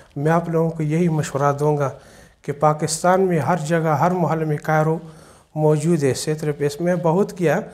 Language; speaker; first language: Urdu; non-native, local second language; Pashto